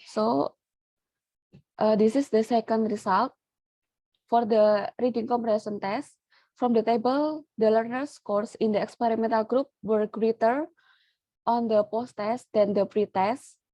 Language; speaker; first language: English; non-native, learner; Indonesian